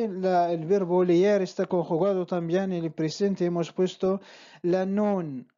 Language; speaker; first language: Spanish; non-native, fluent; Arabic